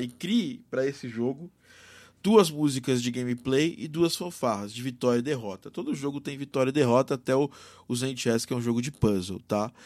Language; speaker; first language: Portuguese; native; Portuguese